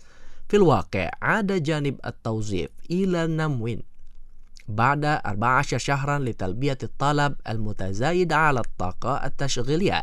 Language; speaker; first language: Arabic; non-native, fluent; Indonesian